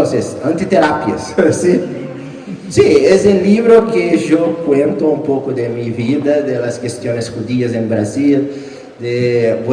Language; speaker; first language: Spanish; non-native, fluent; Portuguese